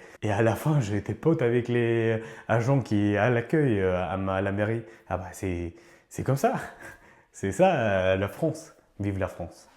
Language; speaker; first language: French; non-native, learner; Ukrainian